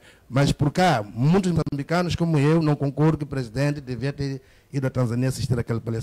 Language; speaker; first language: Portuguese; native; Portuguese